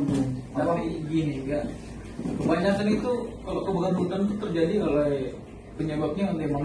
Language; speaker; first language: Indonesian; native; Indonesian